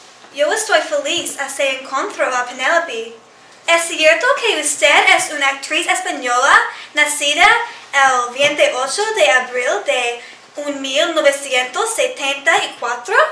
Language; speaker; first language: Spanish; non-native, learner; English